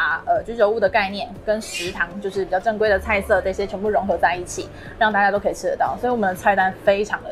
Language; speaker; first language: Chinese; native; Chinese